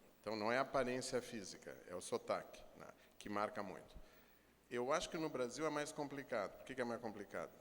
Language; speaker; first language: Portuguese; native; Portuguese